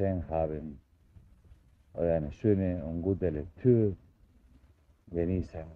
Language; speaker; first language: German; non-native, fluent; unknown